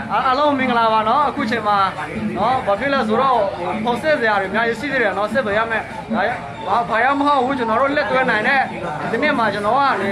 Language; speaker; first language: Burmese; non-native, local second language; S'gaw Karen